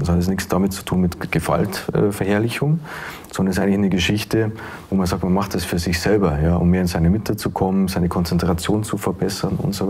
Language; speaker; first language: German; native; German